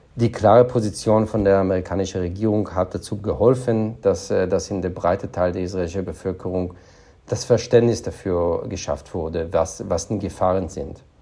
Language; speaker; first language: German; non-native, fluent; Hebrew